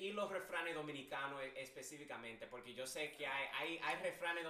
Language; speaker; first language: Spanish; early bilingual, heritage; English